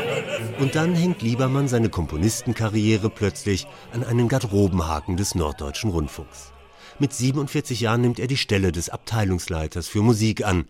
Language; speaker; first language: German; native; German